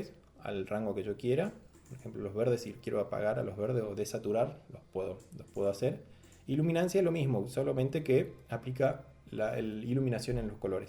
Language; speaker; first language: Spanish; native; Spanish